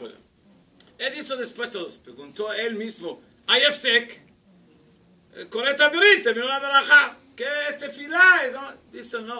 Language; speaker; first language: Spanish; non-native, learner; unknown